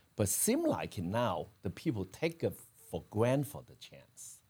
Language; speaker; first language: English; non-native, fluent; Chinese